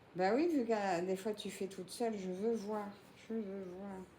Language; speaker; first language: French; native; French